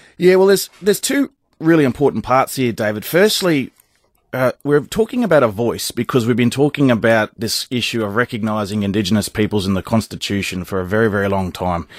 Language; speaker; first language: English; native; English